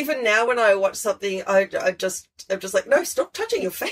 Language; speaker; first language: English; native; English